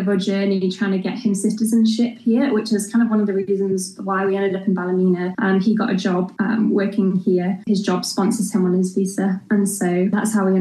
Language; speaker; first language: English; native; English